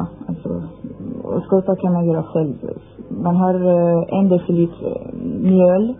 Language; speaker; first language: Swedish; non-native, fluent; Persian